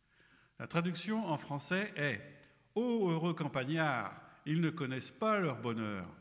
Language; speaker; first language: French; native; French